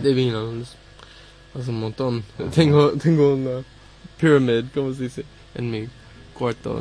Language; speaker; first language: Spanish; non-native, learner; English